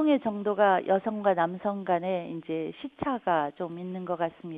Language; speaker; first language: Korean; native; Korean